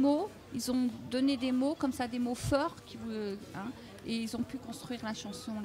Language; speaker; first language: French; native; French